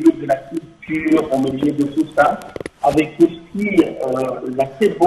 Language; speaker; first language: French; non-native, fluent; Arabic